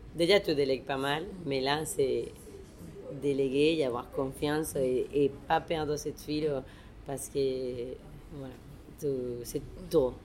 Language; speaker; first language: French; non-native, fluent; Spanish